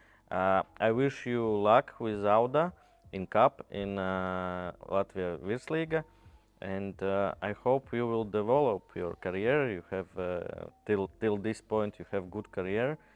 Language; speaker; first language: English; non-native, learner; Latvian